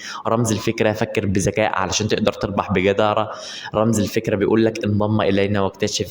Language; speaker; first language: Arabic; native; Arabic